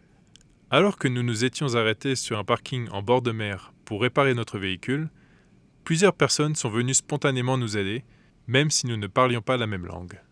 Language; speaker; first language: French; native; French